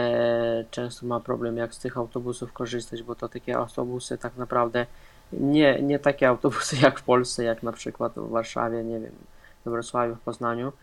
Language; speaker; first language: Polish; non-native, fluent; Russian